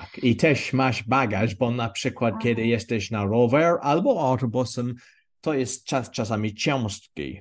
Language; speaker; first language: Polish; non-native, learner; English